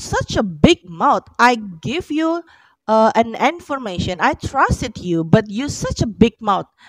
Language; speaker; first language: English; non-native, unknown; Indonesian